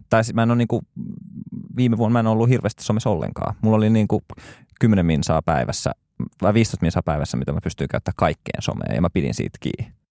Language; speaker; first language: Finnish; early bilingual, other home language; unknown